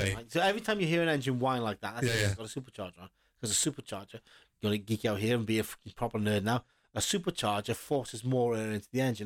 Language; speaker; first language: English; native; English